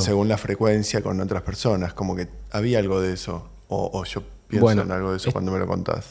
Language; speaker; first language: Spanish; native; Spanish